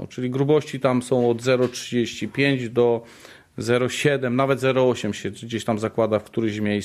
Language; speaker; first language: Polish; native; Polish